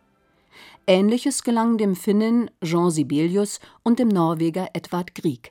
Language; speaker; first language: German; native; German